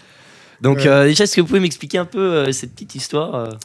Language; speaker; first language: French; native; French